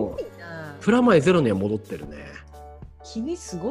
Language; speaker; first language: Japanese; native; Japanese